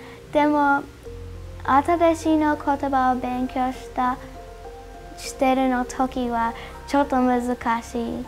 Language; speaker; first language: Japanese; non-native, learner; English